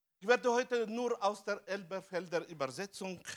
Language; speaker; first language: German; non-native, fluent; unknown